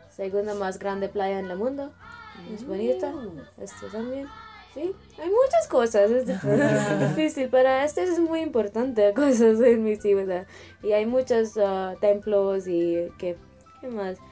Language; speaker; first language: Spanish; non-native, learner; Telugu